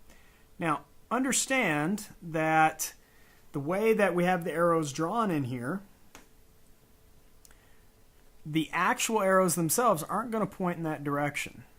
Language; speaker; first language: English; native; English